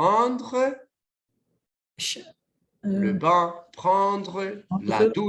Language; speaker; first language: French; non-native, fluent; Portuguese